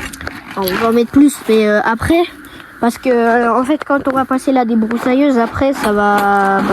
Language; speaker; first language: French; native; French